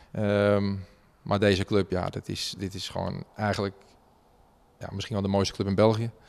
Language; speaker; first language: Dutch; native; Dutch